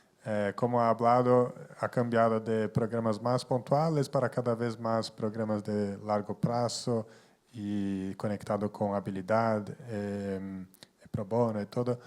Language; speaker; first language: Spanish; non-native, fluent; Portuguese